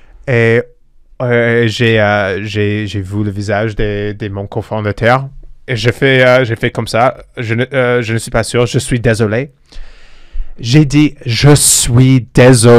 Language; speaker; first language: French; non-native, fluent; English